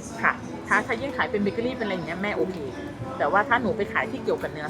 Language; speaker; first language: Thai; native; Thai